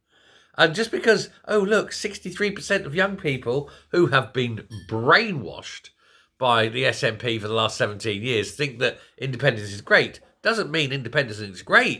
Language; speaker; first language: English; native; English